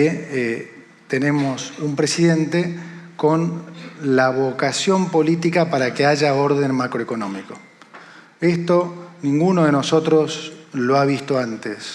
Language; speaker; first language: Spanish; native; Spanish